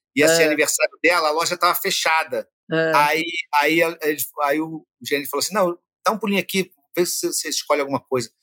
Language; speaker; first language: Portuguese; native; Portuguese